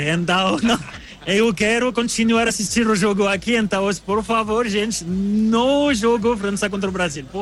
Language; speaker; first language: Portuguese; non-native, learner; French